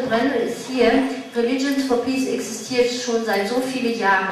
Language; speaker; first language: German; non-native, fluent; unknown